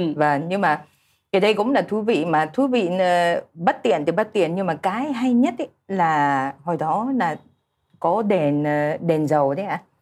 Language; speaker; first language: Vietnamese; non-native, fluent; Japanese